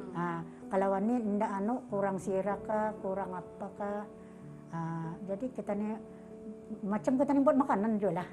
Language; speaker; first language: Malay; native; Malay